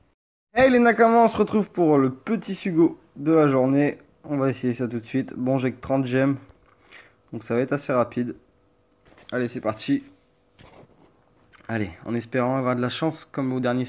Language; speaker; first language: French; native; French